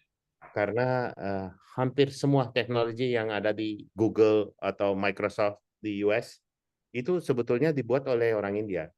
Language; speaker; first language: Indonesian; non-native, fluent; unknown